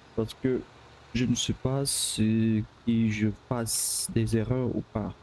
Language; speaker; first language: French; non-native, learner; Russian